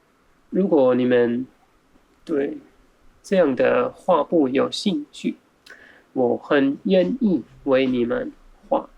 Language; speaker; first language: Chinese; non-native, fluent; German